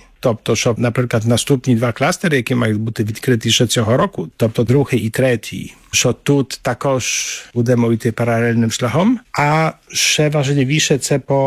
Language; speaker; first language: Polish; non-native, learner; Ukrainian